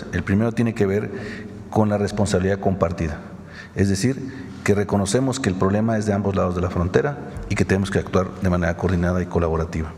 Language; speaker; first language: Spanish; native; Spanish